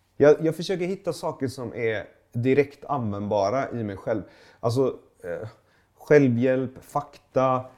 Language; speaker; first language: Swedish; early bilingual, other home language; Persian